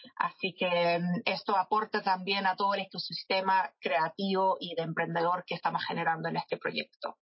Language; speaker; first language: Spanish; non-native, fluent; English